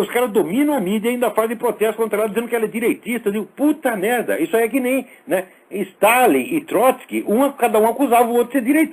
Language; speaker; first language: Portuguese; native; Portuguese